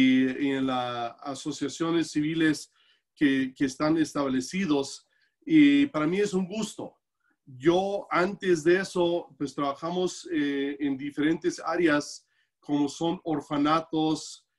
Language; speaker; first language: Spanish; non-native, local second language; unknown